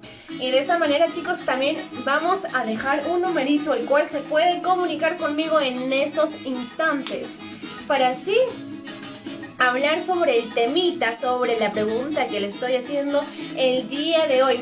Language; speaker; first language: Spanish; native; Spanish